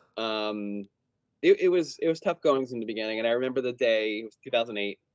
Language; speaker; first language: English; native; English